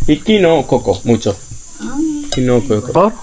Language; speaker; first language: Spanish; non-native, learner; Malayalam